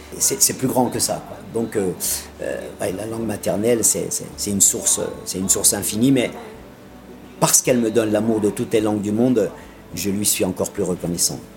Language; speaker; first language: French; non-native, local second language; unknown